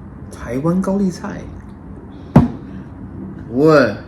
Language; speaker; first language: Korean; non-native, learner; Chinese